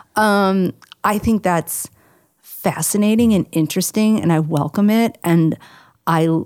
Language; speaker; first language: English; native; English